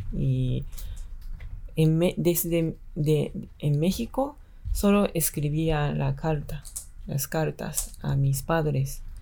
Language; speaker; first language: Spanish; non-native, fluent; Japanese